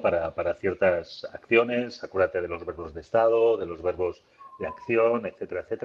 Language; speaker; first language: Spanish; native; Spanish